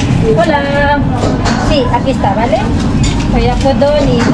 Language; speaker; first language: Spanish; non-native, fluent; Filipino